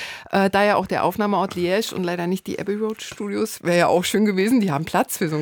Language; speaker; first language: German; native; German